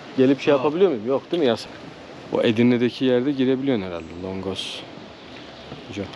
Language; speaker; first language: Turkish; native; Turkish